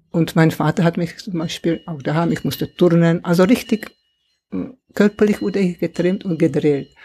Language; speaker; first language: German; non-native, fluent; Czech